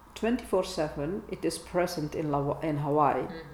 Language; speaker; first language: English; non-native, fluent; Dutch